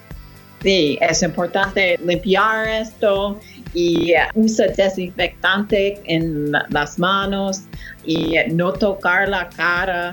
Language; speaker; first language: Spanish; non-native, fluent; English